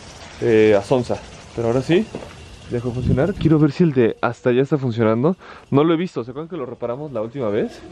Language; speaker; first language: Spanish; native; Spanish